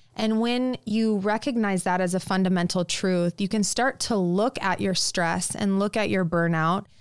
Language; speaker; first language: English; native; English